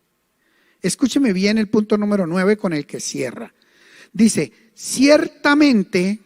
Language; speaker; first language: Spanish; native; Spanish